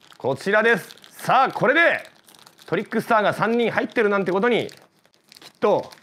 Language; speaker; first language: Japanese; native; Japanese